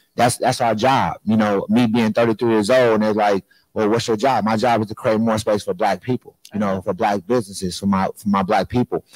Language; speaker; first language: English; native; English